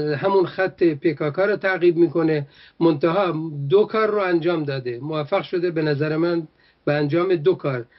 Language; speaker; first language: Persian; non-native, local second language; Kurdish